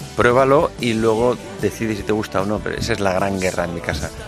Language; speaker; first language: Spanish; native; Spanish